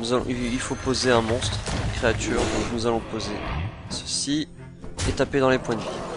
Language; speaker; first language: French; native; French